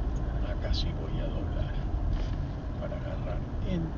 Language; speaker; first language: Spanish; native; Spanish